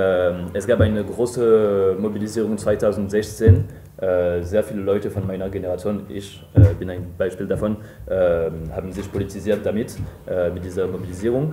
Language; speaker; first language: German; non-native, fluent; French